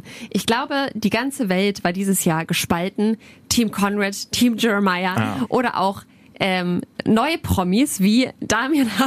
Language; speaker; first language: German; native; German